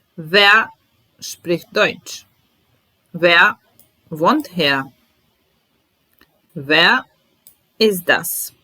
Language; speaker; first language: German; non-native, fluent; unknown